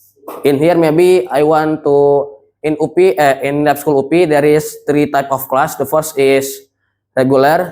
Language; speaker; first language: English; non-native, learner; Indonesian